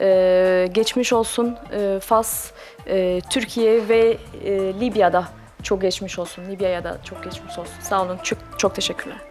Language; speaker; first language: Turkish; non-native, fluent; Arabic